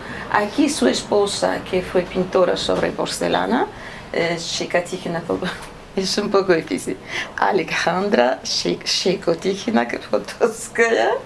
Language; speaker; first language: Spanish; non-native, fluent; Russian